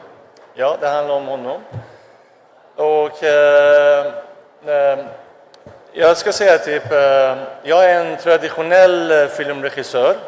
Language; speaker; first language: Swedish; non-native, fluent; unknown